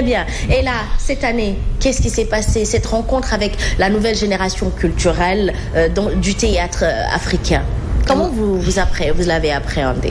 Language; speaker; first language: French; non-native, local second language; Wolof